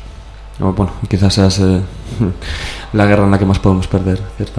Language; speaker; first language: Spanish; native; Spanish